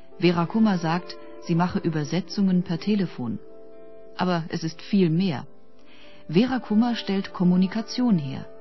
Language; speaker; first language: German; native; German